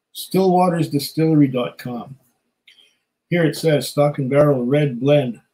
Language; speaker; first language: English; native; English